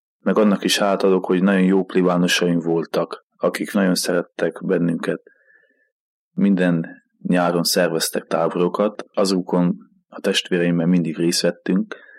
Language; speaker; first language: Hungarian; native; Hungarian